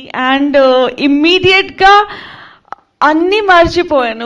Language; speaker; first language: Telugu; non-native, local second language; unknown